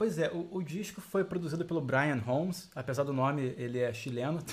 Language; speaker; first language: Portuguese; native; Portuguese